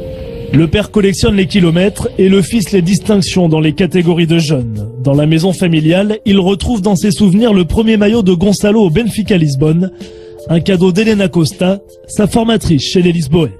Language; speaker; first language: French; native; French